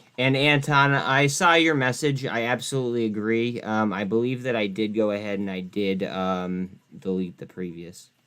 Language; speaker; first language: English; native; English